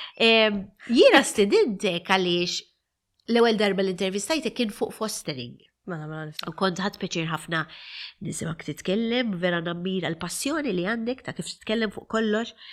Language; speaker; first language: Maltese; native; Maltese